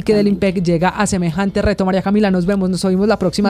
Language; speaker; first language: Spanish; native; Spanish